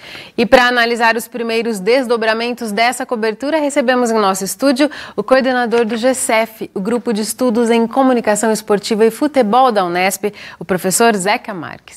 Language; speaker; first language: Portuguese; native; Portuguese